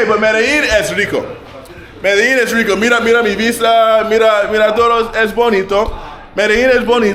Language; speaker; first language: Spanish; non-native, learner; English